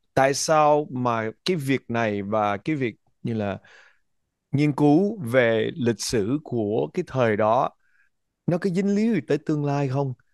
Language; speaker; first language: Vietnamese; early bilingual, heritage; Vietnamese